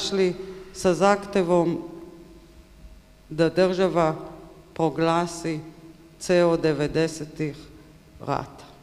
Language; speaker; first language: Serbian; non-native, learner; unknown